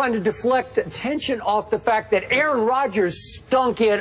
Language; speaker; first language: English; native; English